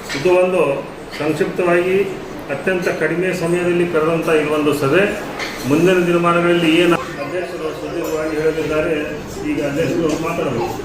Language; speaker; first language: Kannada; non-native, local second language; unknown